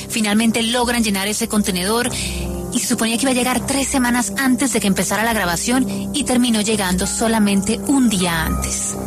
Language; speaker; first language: Spanish; native; Spanish